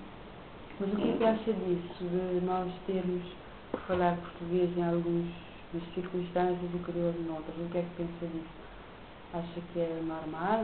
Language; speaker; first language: Portuguese; non-native, local second language; Kabuverdianu